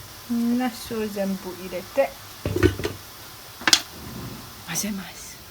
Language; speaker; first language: Japanese; non-native, fluent; Serbian